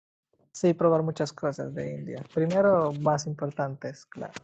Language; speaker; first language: Spanish; non-native, fluent; Hindi